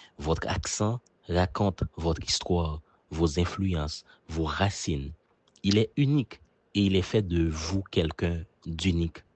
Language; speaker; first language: French; non-native, local second language; Haitian Creole